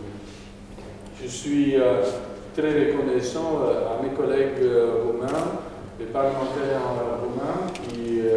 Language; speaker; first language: French; non-native, fluent; Romanian